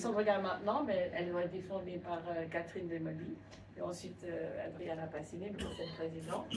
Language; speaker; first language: French; native; French